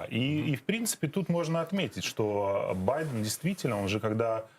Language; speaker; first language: Russian; native; Russian